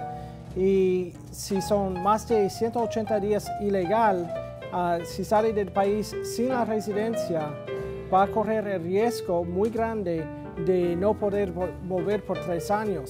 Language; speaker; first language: Spanish; non-native, fluent; English